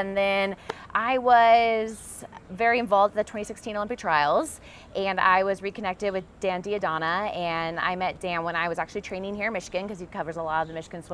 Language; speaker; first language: English; native; English